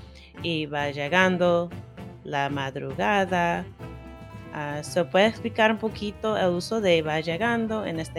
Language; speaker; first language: Spanish; non-native, fluent; English